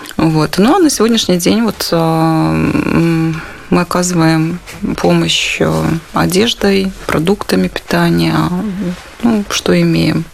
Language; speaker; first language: Russian; native; Russian